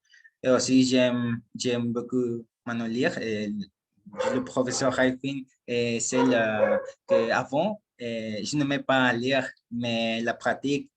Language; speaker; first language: French; non-native, learner; Spanish